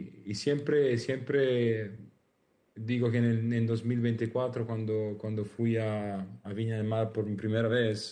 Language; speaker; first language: Spanish; non-native, learner; Italian